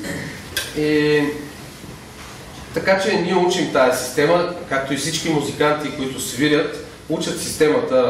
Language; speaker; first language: Bulgarian; native; Bulgarian